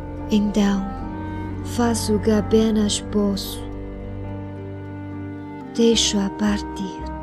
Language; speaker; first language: Portuguese; non-native, learner; Chinese